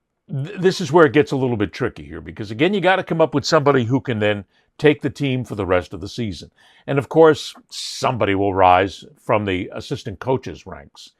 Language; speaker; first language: English; native; English